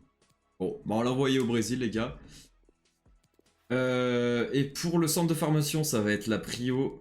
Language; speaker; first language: French; native; French